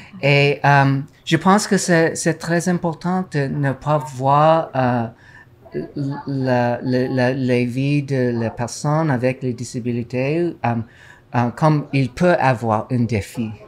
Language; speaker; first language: French; non-native, learner; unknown